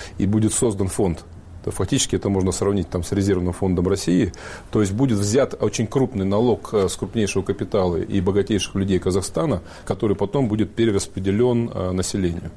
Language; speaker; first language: Russian; native; Russian